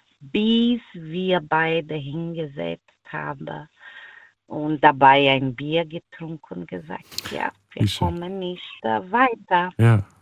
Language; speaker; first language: German; non-native, learner; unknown